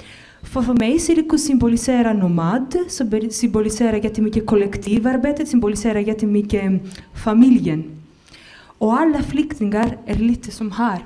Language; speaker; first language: Swedish; non-native, fluent; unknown